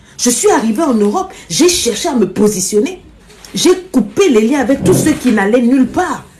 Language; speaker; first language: French; non-native, local second language; Lingala